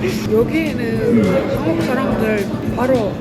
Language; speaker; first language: Korean; non-native, fluent; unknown